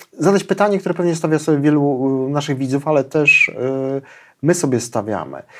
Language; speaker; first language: Polish; native; Polish